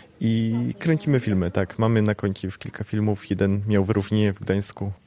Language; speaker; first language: Polish; non-native, fluent; Italian